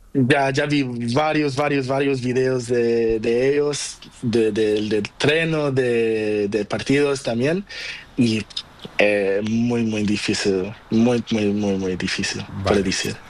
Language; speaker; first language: Spanish; non-native, learner; Portuguese